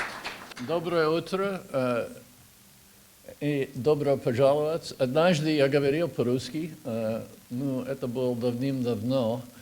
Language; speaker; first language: Russian; non-native, learner; English